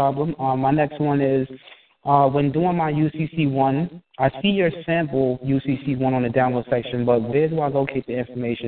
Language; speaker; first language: English; native; English